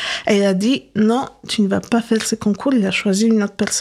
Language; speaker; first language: French; non-native, fluent; Polish